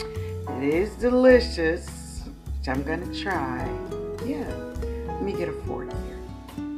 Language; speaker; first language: English; native; English